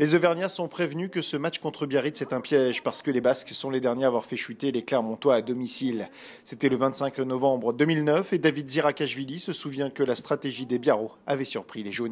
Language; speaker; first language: French; native; French